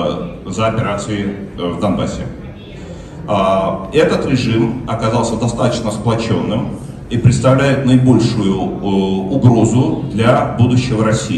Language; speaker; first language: Russian; native; Russian